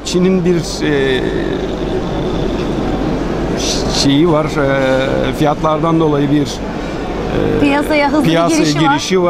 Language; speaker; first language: Turkish; early bilingual, heritage; Turkish